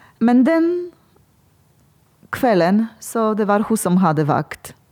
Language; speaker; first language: Norwegian; non-native, learner; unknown